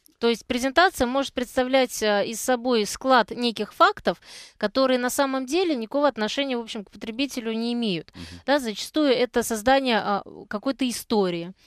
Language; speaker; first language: Russian; native; Russian